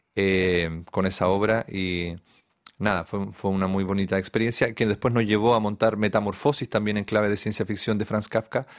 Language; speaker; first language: Spanish; native; Spanish